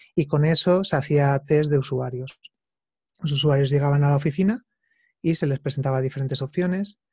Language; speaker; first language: Spanish; native; Spanish